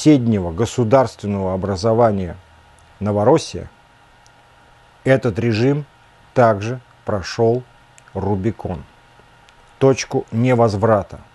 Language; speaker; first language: Russian; native; Russian